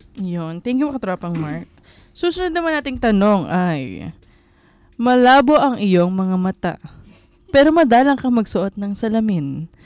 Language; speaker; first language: Filipino; native; Filipino